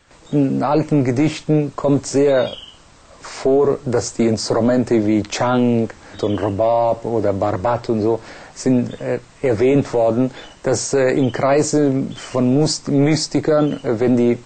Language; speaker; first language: German; non-native, fluent; Persian